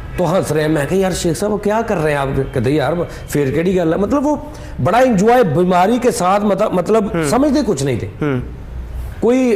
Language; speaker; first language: Urdu; non-native, local second language; Punjabi